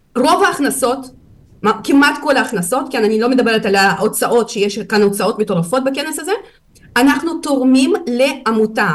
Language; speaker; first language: Hebrew; non-native, fluent; Russian